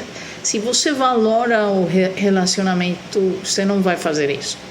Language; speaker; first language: Portuguese; non-native, fluent; Spanish